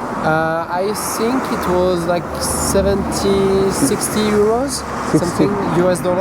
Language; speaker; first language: English; non-native, fluent; French